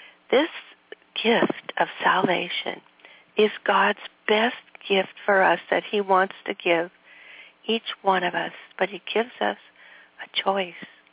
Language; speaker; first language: English; native; English